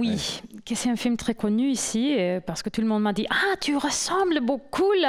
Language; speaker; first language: French; non-native, fluent; English